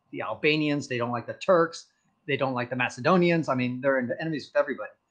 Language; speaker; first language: English; native; English